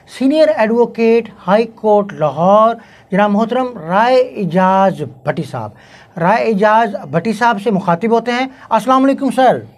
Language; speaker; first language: Urdu; non-native, local second language; Punjabi